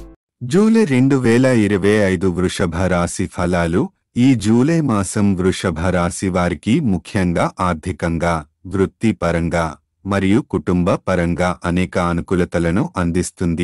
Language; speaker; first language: Telugu; native; Telugu